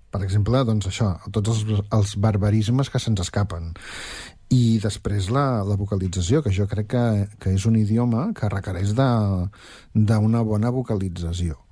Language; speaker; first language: Catalan; native; Catalan